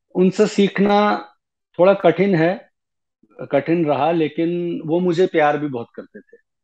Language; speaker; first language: Hindi; native; Hindi